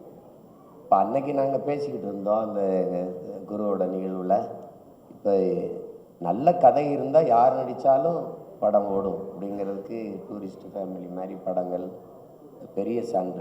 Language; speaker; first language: Tamil; native; Tamil